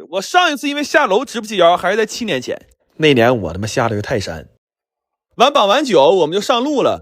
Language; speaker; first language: Chinese; native; Chinese